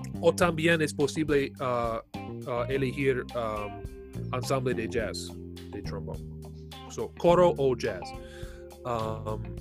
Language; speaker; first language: Spanish; non-native, learner; English